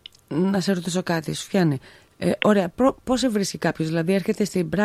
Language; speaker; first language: Greek; native; Greek